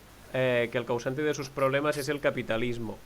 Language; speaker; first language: Spanish; native; Spanish